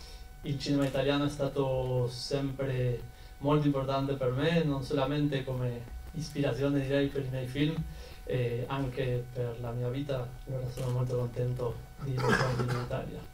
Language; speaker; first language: Italian; non-native, fluent; Spanish